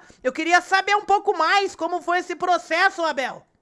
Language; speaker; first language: Portuguese; native; Portuguese